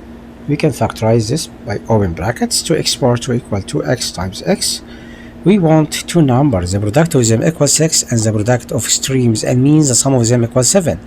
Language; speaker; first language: English; non-native, local second language; Arabic